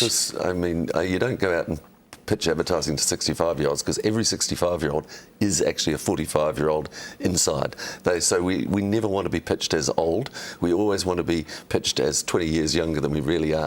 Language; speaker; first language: English; native; English